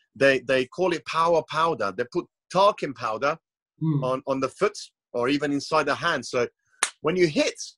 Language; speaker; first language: English; non-native, fluent; Croatian